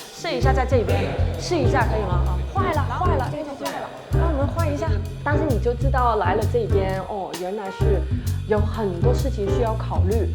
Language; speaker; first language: Chinese; non-native, local second language; Cantonese